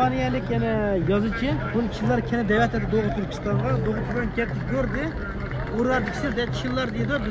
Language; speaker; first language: Turkish; non-native, learner; Uyghur